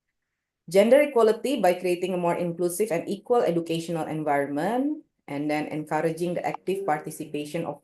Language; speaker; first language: English; non-native, local second language; Indonesian